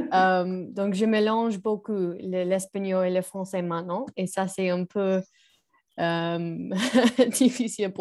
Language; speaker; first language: French; non-native, learner; English